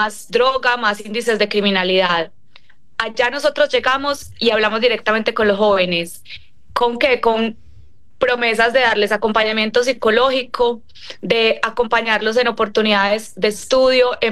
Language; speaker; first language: Spanish; native; Spanish